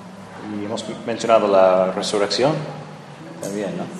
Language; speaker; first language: Spanish; non-native, fluent; English